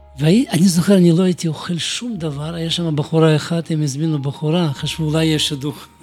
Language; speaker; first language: Hebrew; non-native, fluent; Russian